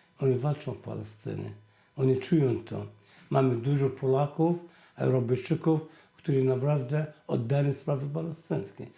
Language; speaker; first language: Polish; non-native, fluent; Arabic